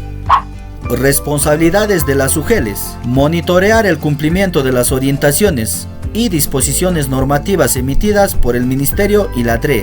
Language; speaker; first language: Spanish; native; Spanish